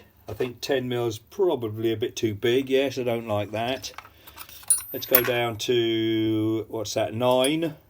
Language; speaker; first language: English; native; English